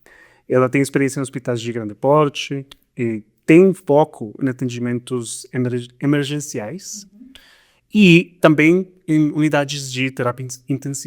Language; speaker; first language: Portuguese; non-native, fluent; Spanish